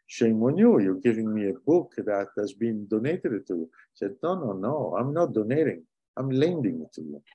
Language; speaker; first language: English; non-native, fluent; Italian